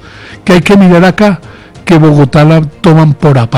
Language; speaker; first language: Spanish; native; Spanish